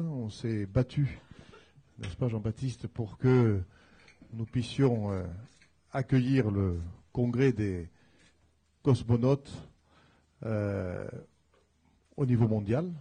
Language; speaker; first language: French; native; French